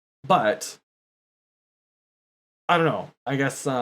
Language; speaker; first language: English; native; English